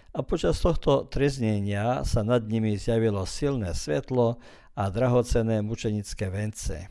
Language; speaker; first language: Slovak; early bilingual, heritage; Slovak